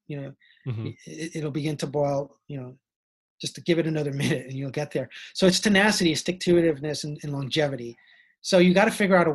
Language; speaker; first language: English; native; English